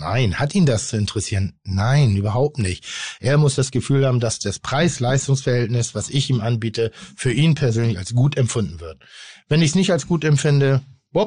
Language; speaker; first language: German; native; German